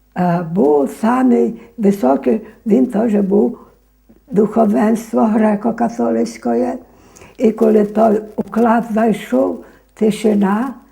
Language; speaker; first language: Ukrainian; native; Ukrainian